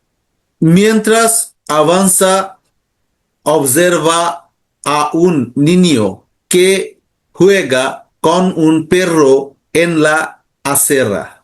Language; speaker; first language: Spanish; non-native, learner; Bangla